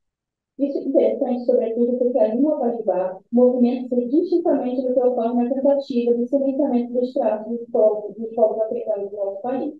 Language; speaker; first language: Portuguese; native; Portuguese